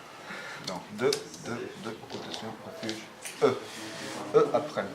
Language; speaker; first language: French; non-native, learner; Italian